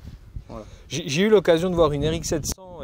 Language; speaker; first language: French; native; French